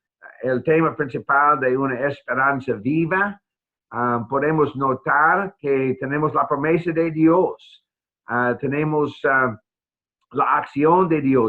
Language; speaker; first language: Spanish; non-native, fluent; English